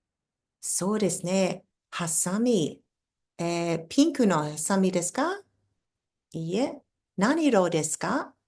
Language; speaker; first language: Japanese; non-native, fluent; English